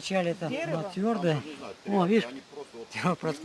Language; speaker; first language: Russian; native; Russian